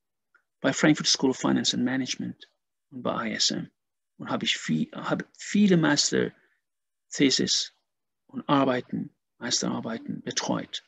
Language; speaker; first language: German; non-native, fluent; Persian